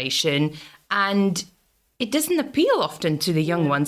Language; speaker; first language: English; non-native, fluent; Latvian